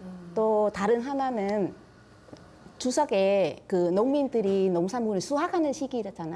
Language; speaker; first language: Korean; non-native, fluent; Vietnamese